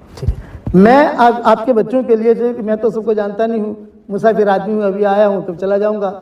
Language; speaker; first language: Urdu; native; Urdu